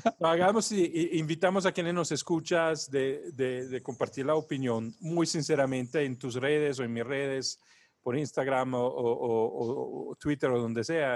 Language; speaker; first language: Spanish; non-native, fluent; Italian